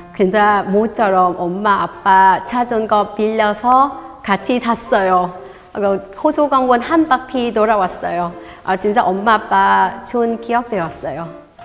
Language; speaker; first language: Korean; non-native, learner; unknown